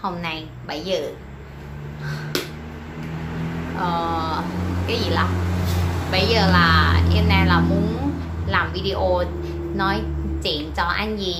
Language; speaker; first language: Vietnamese; non-native, learner; Thai